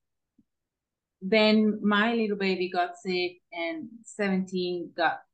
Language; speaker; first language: English; non-native, fluent; Spanish